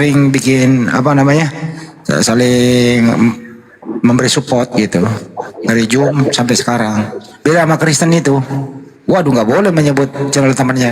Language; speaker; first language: Indonesian; native; Indonesian